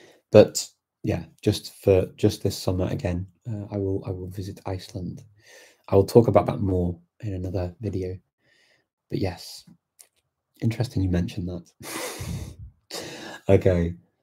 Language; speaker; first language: English; native; English